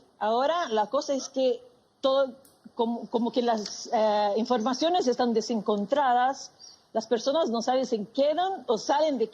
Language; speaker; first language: Spanish; non-native, fluent; Portuguese